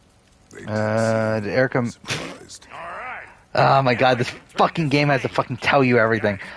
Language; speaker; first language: English; native; English